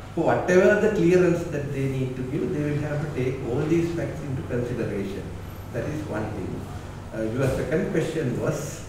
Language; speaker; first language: English; non-native, local second language; Sinhala